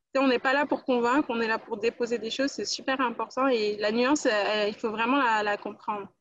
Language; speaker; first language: French; native; French